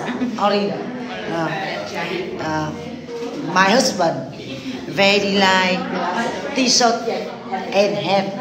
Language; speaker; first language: English; non-native, learner; Vietnamese